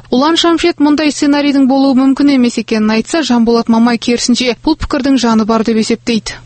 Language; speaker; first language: Kazakh; native; Kazakh